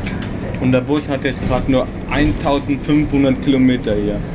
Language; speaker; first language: German; native; German